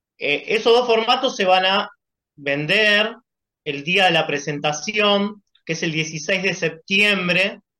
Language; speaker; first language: Spanish; native; Spanish